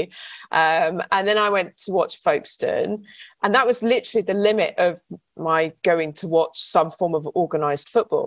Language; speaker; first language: English; native; English